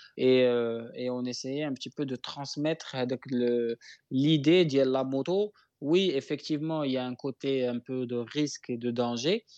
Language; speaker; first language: French; non-native, local second language; Arabic